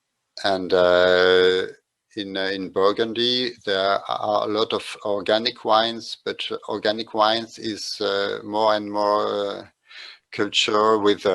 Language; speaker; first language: English; non-native, fluent; French